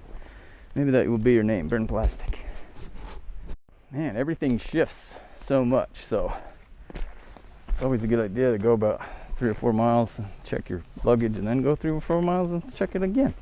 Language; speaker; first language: English; native; English